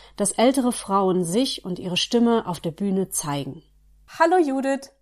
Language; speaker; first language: German; native; German